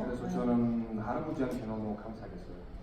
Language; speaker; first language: Korean; non-native, learner; Bulgarian